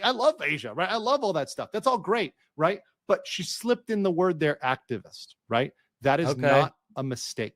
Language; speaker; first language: English; native; English